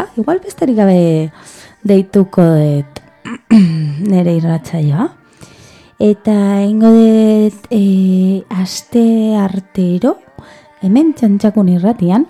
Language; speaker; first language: Basque; non-native, learner; Spanish